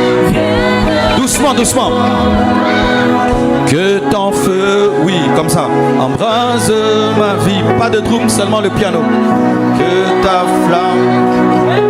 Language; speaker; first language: French; non-native, local second language; Lingala